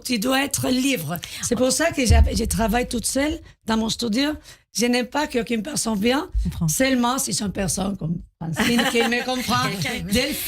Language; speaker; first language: French; non-native, learner; Spanish